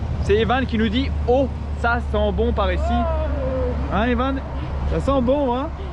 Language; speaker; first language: French; native; French